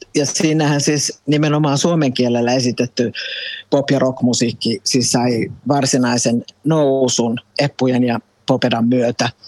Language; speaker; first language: Finnish; native; Finnish